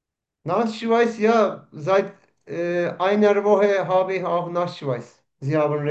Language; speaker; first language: German; non-native, learner; Turkish